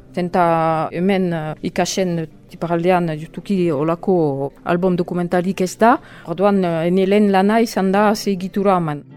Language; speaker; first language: Basque; non-native, local second language; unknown